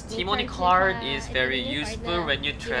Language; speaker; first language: English; non-native, learner; Korean